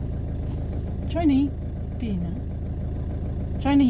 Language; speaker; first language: Hindi; non-native, learner; English